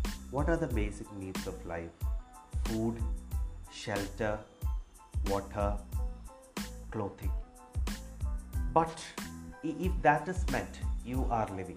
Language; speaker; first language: English; non-native, local second language; Malayalam